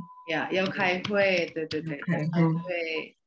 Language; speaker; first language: Chinese; non-native, fluent; Indonesian